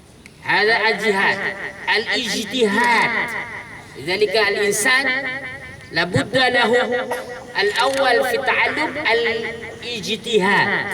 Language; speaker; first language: Arabic; non-native, fluent; Indonesian